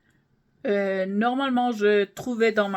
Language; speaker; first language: French; non-native, fluent; English